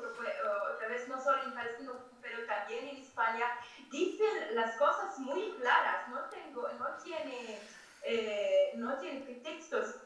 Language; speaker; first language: Spanish; non-native, fluent; Arabic